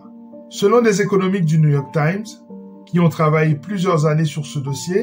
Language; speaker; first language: French; non-native, local second language; Haitian Creole